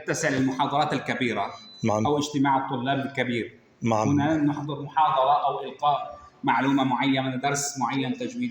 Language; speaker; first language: Arabic; native; Arabic